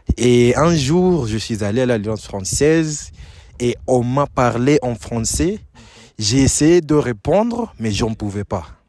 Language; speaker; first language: French; non-native, fluent; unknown